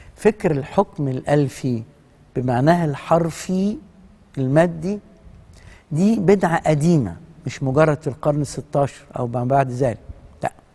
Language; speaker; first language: Egyptian Arabic; native; Egyptian Arabic